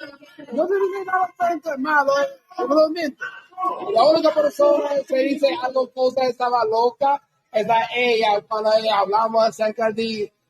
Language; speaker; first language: Spanish; non-native, learner; English